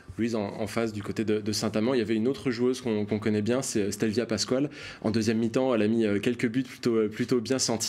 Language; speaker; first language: French; native; French